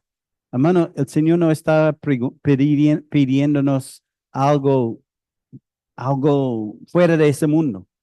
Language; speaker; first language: Spanish; non-native, fluent; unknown